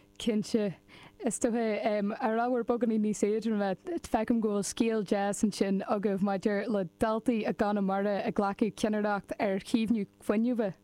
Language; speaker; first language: Irish; non-native, local second language; English